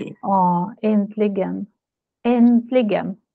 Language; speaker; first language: Swedish; non-native, fluent; Russian